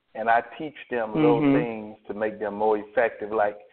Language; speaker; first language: English; native; English